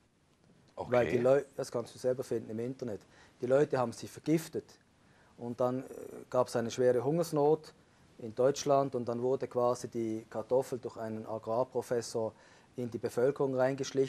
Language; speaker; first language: German; native; German